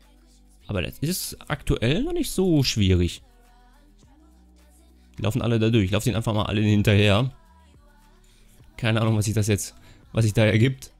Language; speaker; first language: German; native; German